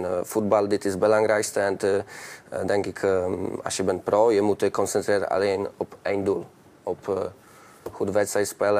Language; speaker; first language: Dutch; non-native, learner; Polish